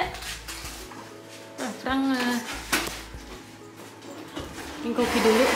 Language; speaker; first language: Dutch; non-native, learner; Indonesian